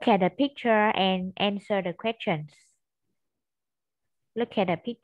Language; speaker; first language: English; non-native, fluent; Vietnamese